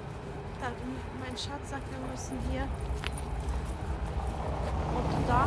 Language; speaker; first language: German; non-native, learner; Ukrainian